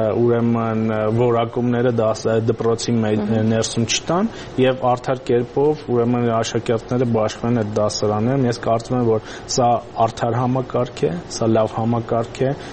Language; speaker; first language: Armenian; native; Armenian